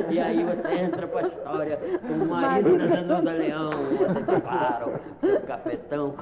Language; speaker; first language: Portuguese; native; Portuguese